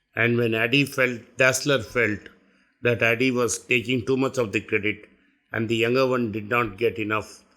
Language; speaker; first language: English; non-native, local second language; Tamil